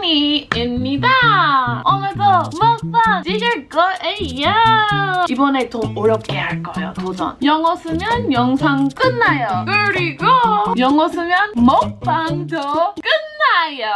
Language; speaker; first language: Korean; non-native, learner; English